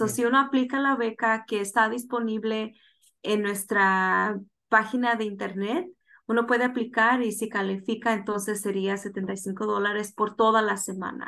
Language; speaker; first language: Spanish; early bilingual, heritage; Spanish